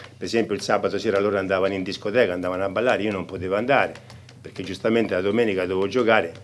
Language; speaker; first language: Italian; native; Italian